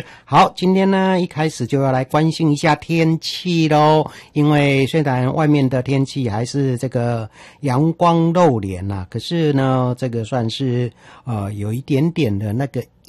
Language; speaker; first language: Chinese; native; Chinese